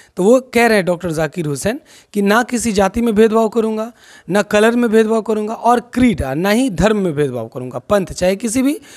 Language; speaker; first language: Hindi; non-native, local second language; Maithili